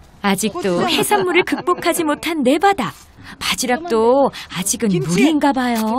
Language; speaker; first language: Korean; native; Korean